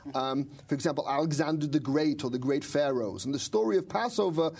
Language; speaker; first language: English; native; English